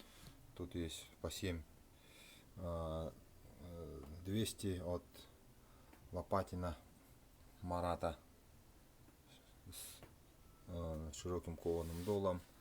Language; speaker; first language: Russian; native; Russian